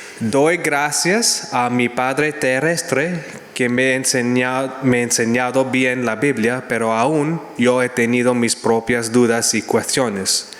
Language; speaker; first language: Spanish; non-native, learner; English